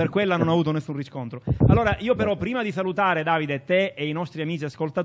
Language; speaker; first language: Italian; native; Italian